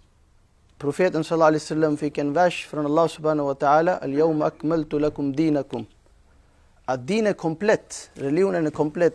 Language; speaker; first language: Swedish; non-native, fluent; Urdu